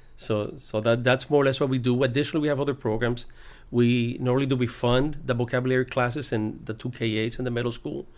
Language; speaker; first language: English; early bilingual, other home language; Spanish